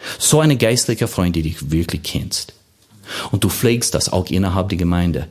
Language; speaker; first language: German; non-native, fluent; English